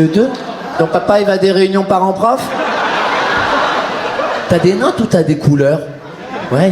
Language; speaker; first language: French; native; French